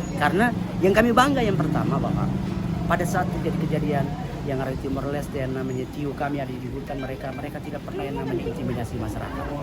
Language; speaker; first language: Indonesian; non-native, local second language; Tetum